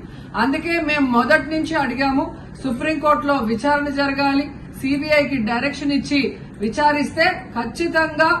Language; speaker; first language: Telugu; native; Telugu